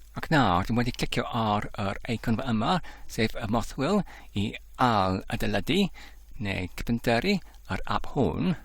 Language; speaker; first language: Welsh; non-native, learner; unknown